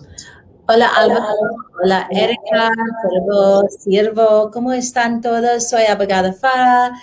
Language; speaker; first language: Spanish; non-native, learner; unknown